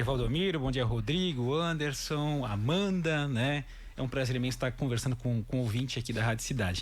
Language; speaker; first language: Portuguese; native; Portuguese